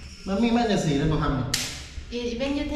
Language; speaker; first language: English; non-native, learner; Thai